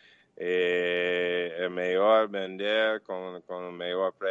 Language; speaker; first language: Portuguese; non-native, fluent; English